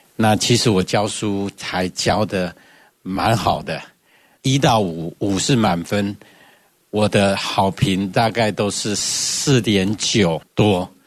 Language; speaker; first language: Chinese; non-native, local second language; Hakka Chinese